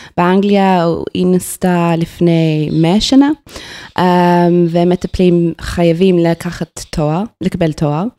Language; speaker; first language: Hebrew; non-native, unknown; English